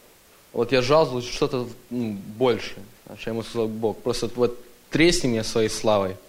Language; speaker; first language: Russian; early bilingual, heritage; Russian